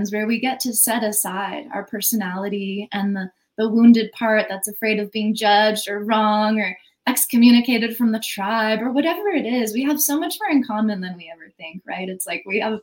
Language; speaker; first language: English; native; English